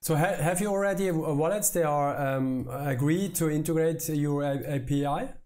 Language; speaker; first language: English; non-native, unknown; German